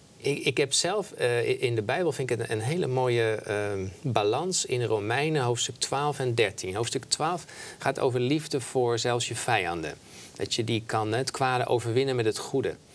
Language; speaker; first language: Dutch; native; Dutch